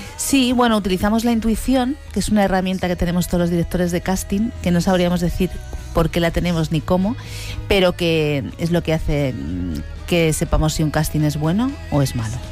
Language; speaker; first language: Spanish; native; Spanish